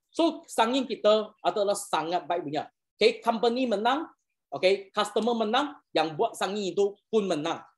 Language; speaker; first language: Malay; non-native, local second language; Chinese